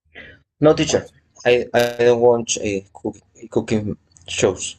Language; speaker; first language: English; non-native, learner; Spanish